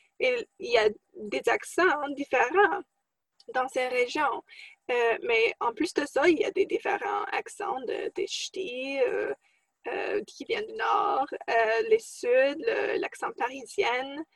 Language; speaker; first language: French; non-native, fluent; English